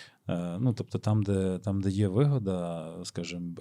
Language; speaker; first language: Ukrainian; native; Ukrainian